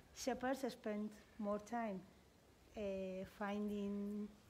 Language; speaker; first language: English; non-native, learner; Spanish